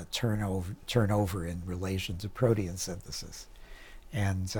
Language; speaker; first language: English; native; English